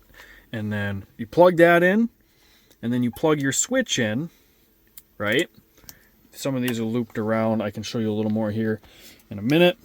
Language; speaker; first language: English; native; English